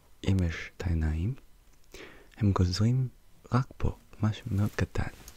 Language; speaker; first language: Hebrew; non-native, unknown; English